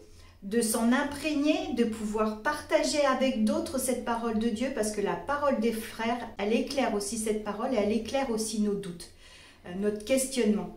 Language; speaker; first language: French; native; French